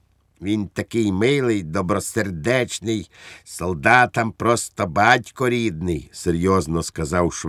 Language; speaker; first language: Ukrainian; native; Ukrainian